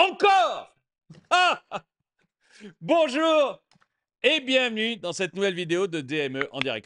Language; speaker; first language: French; native; French